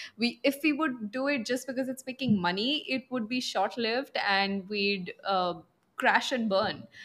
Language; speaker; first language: English; non-native, local second language; Punjabi